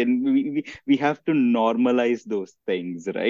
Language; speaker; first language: English; non-native, local second language; Tamil